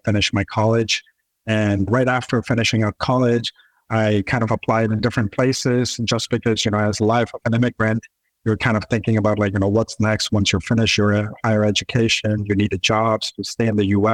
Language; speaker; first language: English; non-native, local second language; Urdu